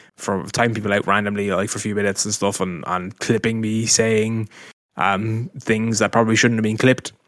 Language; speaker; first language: English; native; English